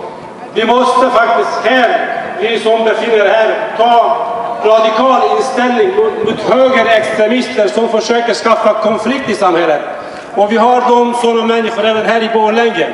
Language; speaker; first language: Swedish; non-native, fluent; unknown